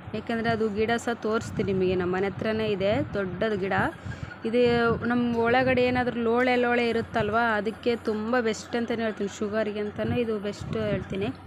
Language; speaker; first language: Kannada; native; Kannada